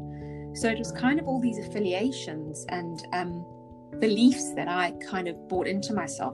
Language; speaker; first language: English; native; English